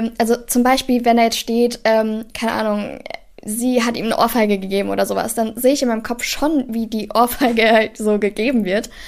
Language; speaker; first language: German; native; German